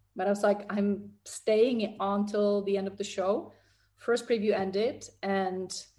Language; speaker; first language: English; non-native, fluent; Czech